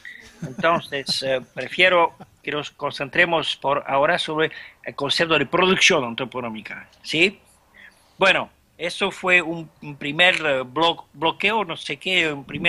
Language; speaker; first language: Spanish; non-native, fluent; French